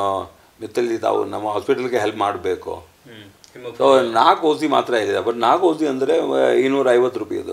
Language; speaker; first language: Kannada; non-native, learner; Hindi